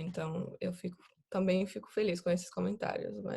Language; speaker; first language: Portuguese; non-native, fluent; English